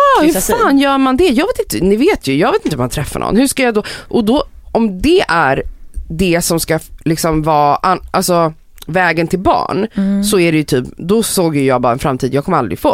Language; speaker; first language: Swedish; native; Swedish